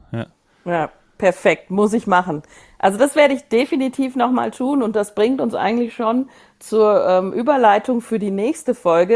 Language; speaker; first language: German; native; German